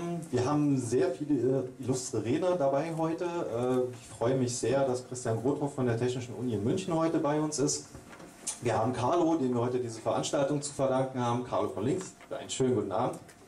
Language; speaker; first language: German; native; German